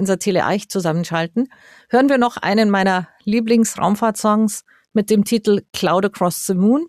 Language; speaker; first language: German; native; German